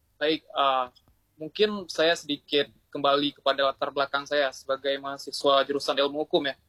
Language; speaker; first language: Indonesian; native; Indonesian